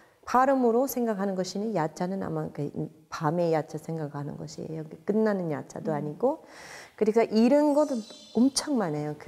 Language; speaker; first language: Korean; non-native, fluent; English